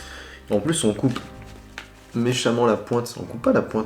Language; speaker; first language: French; native; French